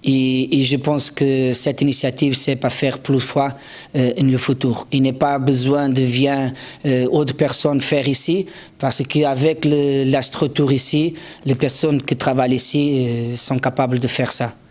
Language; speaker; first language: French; non-native, learner; Portuguese